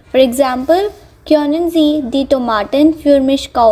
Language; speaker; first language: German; non-native, fluent; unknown